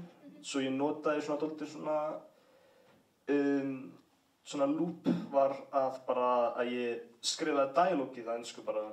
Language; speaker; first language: Icelandic; early bilingual, heritage; English